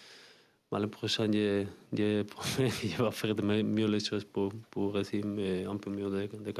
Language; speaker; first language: French; non-native, fluent; Spanish